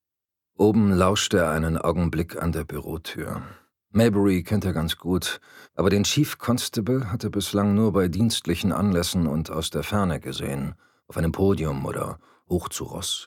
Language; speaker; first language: German; native; German